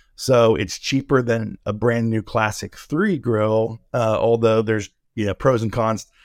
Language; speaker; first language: English; native; English